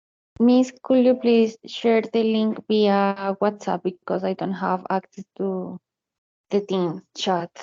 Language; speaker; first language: English; non-native, learner; Spanish